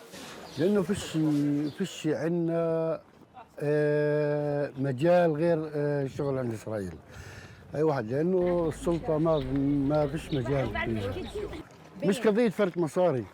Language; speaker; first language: Arabic; native; Arabic